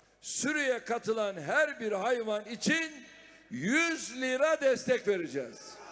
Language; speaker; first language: Turkish; native; Turkish